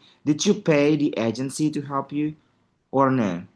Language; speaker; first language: English; non-native, fluent; Indonesian